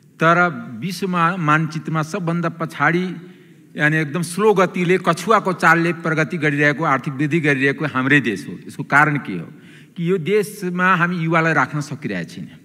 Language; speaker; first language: Nepali; non-native, local second language; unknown